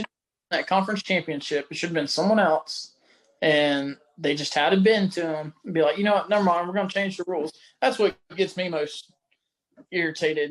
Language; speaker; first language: English; native; English